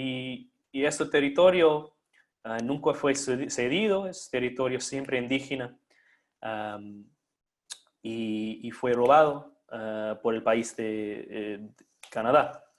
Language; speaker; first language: Spanish; non-native, fluent; English